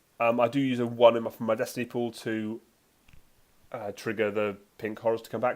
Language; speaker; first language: English; native; English